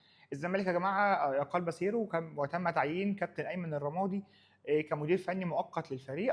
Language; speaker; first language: Arabic; native; Arabic